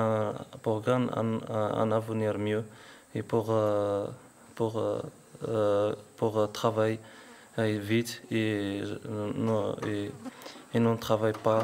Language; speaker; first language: French; non-native, learner; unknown